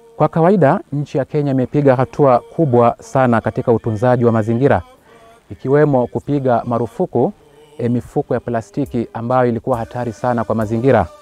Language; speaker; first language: Swahili; non-native, local second language; Luyia